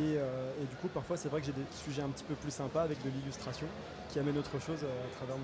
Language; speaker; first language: French; native; French